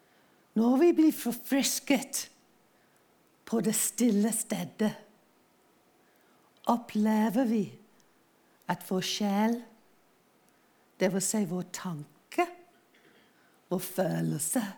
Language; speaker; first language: Norwegian; non-native, fluent; English